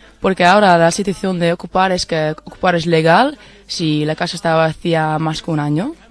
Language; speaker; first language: Spanish; non-native, fluent; Dutch